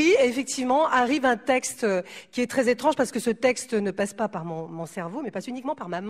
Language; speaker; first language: French; native; French